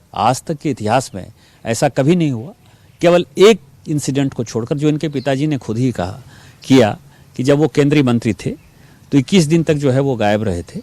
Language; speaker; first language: Hindi; native; Hindi